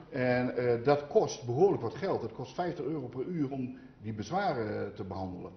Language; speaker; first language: Dutch; native; Dutch